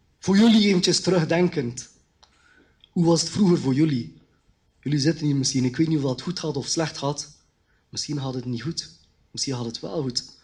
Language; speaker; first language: Dutch; early bilingual, other home language; Khmer